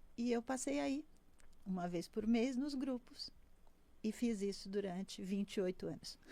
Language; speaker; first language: Portuguese; native; Portuguese